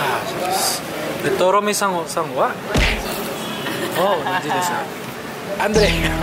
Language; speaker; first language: Japanese; non-native, learner; Indonesian